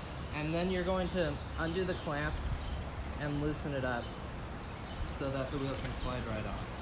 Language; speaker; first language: English; native; English